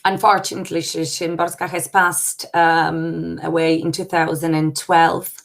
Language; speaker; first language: English; non-native, fluent; Polish